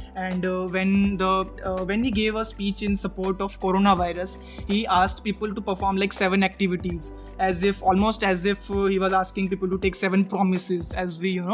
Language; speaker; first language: English; non-native, local second language; Hindi